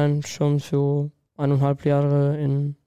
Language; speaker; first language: German; non-native, learner; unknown